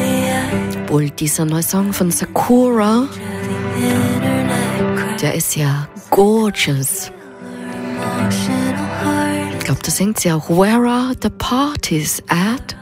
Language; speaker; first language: German; native; German